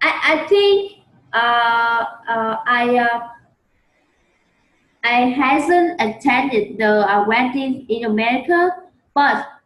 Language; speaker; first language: English; non-native, learner; Vietnamese